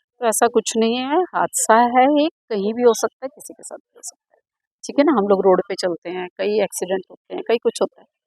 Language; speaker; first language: Hindi; non-native, local second language; Punjabi